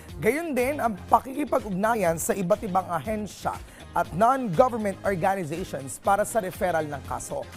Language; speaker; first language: Filipino; native; Filipino